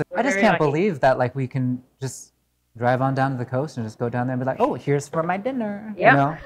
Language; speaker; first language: English; native; English